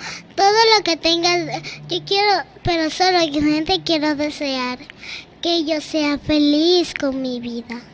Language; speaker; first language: Spanish; early bilingual, other home language; Haitian Creole